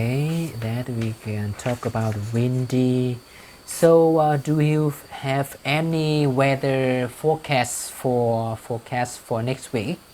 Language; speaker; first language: English; non-native, fluent; Vietnamese